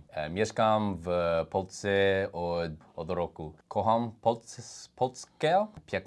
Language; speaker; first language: Polish; non-native, learner; English